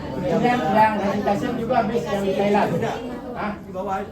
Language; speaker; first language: Indonesian; native; Indonesian